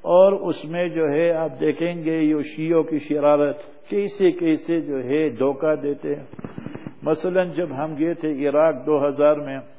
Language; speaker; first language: Urdu; non-native, fluent; English